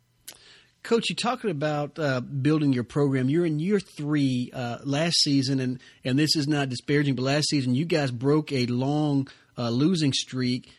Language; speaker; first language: English; native; English